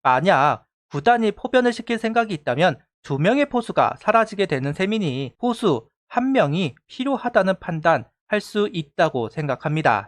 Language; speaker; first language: Korean; native; Korean